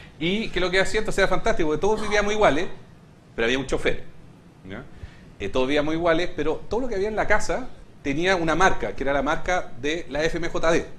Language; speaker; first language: Spanish; non-native, fluent; Hungarian